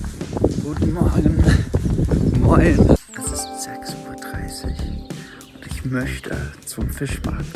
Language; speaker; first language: German; non-native, fluent; English